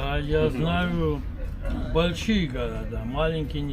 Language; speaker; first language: Russian; non-native, local second language; Armenian